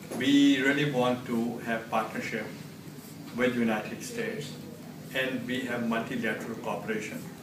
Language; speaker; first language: English; non-native, local second language; Saraiki